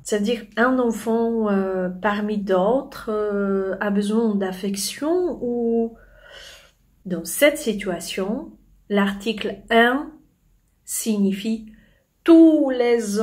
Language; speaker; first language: French; non-native, fluent; Polish